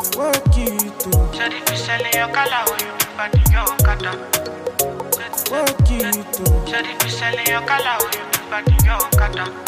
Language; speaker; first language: English; non-native, local second language; Yoruba